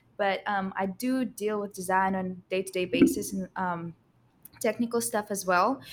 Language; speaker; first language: English; non-native, fluent; Russian